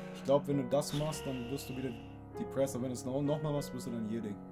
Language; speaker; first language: German; native; German